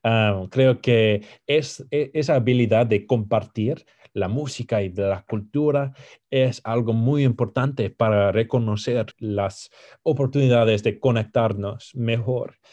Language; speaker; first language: Spanish; non-native, fluent; English